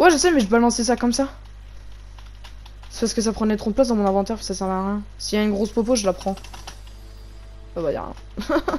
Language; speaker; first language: French; native; French